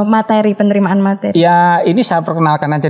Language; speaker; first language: Indonesian; native; Indonesian